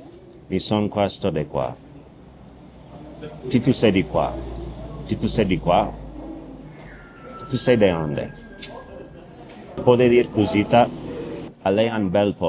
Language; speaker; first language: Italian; non-native, learner; English